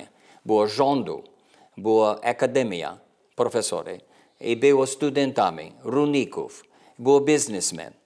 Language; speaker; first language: Polish; early bilingual, heritage; English